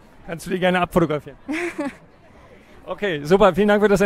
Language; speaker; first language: German; native; German